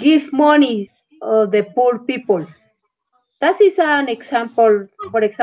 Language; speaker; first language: English; non-native, learner; Spanish